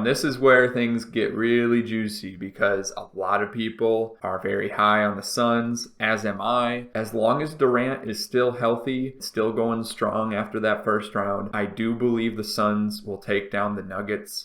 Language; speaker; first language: English; native; English